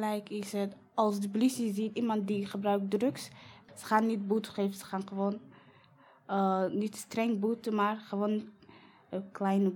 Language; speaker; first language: Dutch; non-native, learner; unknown